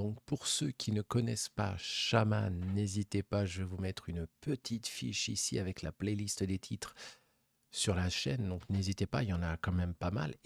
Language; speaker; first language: French; native; French